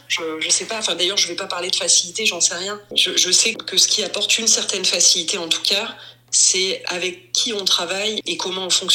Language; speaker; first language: French; native; French